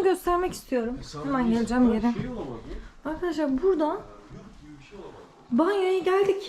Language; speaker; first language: Turkish; native; Turkish